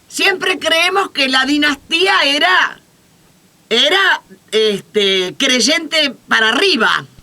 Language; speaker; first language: Spanish; native; Spanish